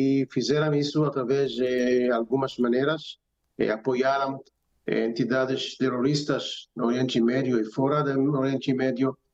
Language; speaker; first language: Portuguese; non-native, fluent; Hebrew